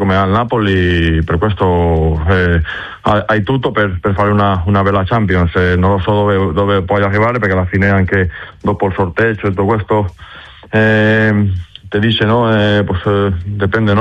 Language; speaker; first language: Italian; non-native, learner; Spanish